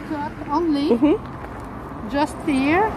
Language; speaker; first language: English; non-native, learner; French